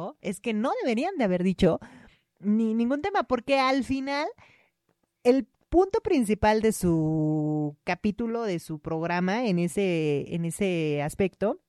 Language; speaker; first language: Spanish; native; Spanish